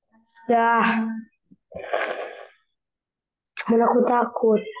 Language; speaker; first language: Indonesian; native; Indonesian